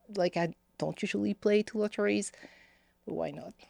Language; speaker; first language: English; non-native, fluent; French